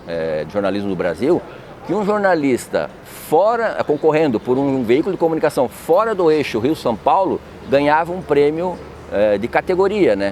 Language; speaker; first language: Portuguese; native; Portuguese